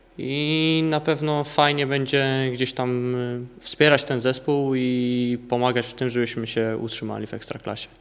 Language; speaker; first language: Polish; native; Polish